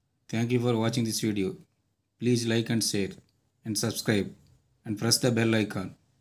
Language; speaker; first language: English; non-native, local second language; Telugu